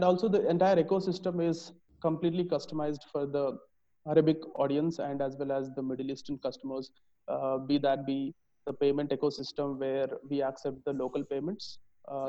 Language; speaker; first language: English; non-native, local second language; Telugu